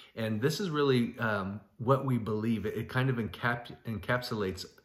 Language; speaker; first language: English; native; English